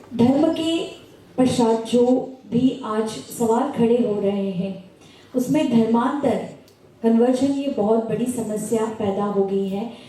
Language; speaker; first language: Hindi; non-native, local second language; Marathi